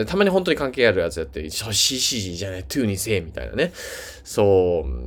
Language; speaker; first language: Japanese; native; Japanese